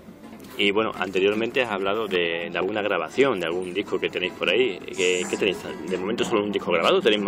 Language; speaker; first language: Portuguese; non-native, learner; Spanish